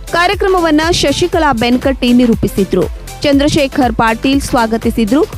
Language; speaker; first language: Kannada; native; Kannada